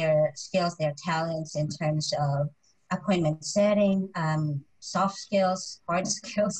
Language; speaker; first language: English; non-native, local second language; Filipino